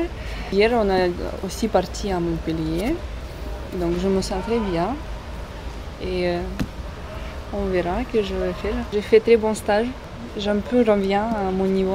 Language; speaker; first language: French; non-native, learner; Russian